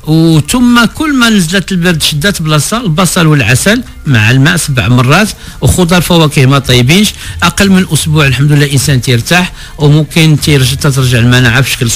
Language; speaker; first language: Arabic; native; Arabic